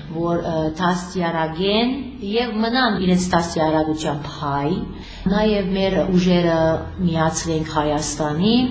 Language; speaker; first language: Armenian; early bilingual, heritage; Armenian